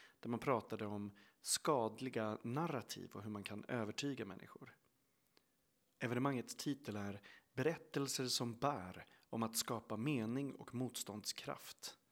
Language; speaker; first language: Swedish; native; Swedish